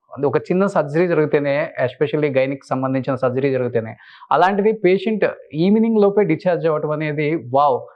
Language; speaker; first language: Telugu; native; Telugu